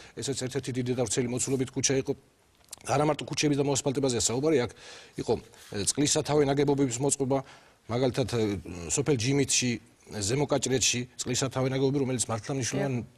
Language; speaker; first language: Georgian; native; Georgian